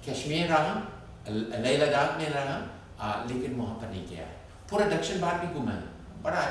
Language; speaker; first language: Hindi; non-native, fluent; English